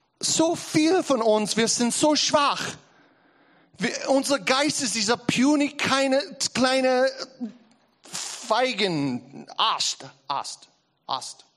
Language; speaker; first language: German; non-native, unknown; English